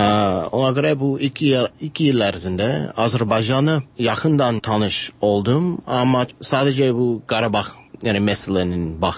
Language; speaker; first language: Turkish; non-native, fluent; English